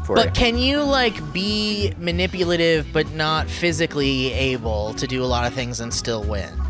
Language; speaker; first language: English; native; English